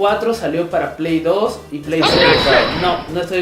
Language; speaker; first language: Spanish; native; Spanish